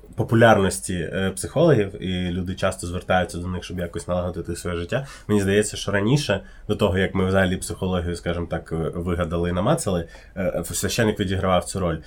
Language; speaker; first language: Ukrainian; native; Ukrainian